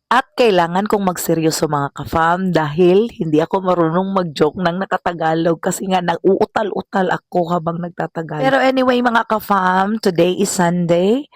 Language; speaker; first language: Filipino; non-native, local second language; Cebuano